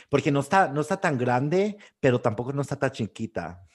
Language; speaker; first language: Spanish; early bilingual, heritage; Spanish